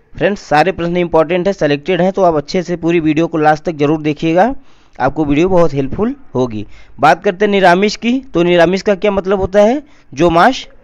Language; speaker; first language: Hindi; native; Hindi